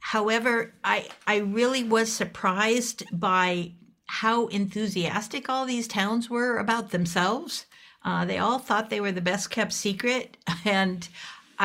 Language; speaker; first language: English; native; English